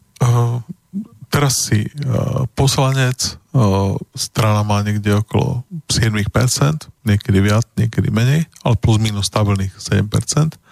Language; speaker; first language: Slovak; native; Slovak